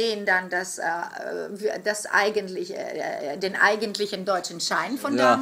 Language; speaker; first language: German; non-native, fluent; Greek